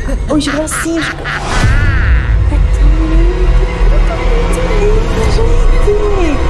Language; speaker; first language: Portuguese; native; Portuguese